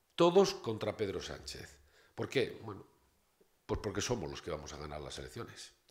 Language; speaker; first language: Spanish; native; Spanish